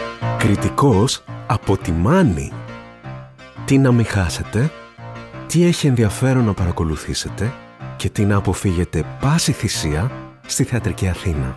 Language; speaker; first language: Greek; native; Greek